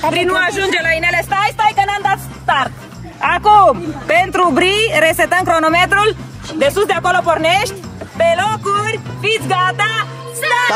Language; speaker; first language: Romanian; native; Romanian